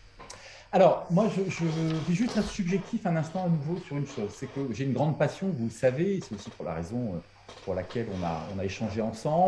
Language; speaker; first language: French; native; French